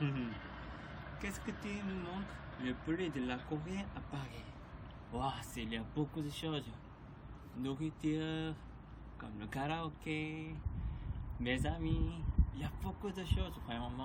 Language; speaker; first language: French; non-native, learner; Korean